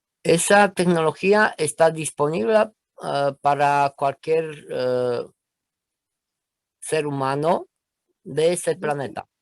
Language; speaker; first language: Spanish; non-native, learner; Romanian